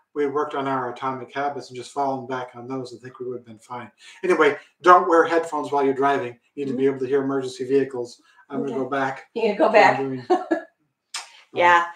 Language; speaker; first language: English; native; English